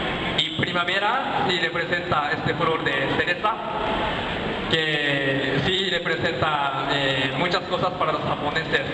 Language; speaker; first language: Spanish; non-native, learner; Japanese